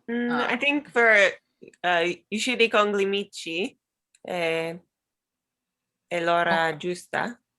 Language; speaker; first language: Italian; non-native, learner; English